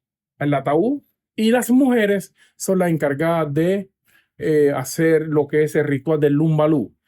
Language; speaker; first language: Spanish; native; Spanish